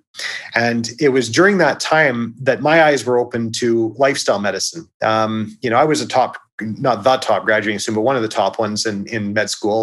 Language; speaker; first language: English; native; English